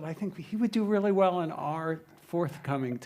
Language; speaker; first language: English; native; English